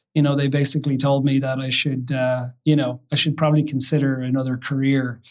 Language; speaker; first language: English; native; English